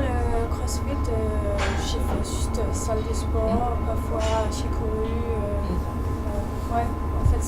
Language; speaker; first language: French; non-native, learner; Danish